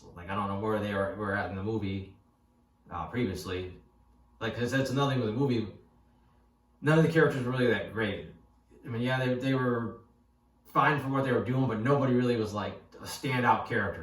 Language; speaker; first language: English; native; English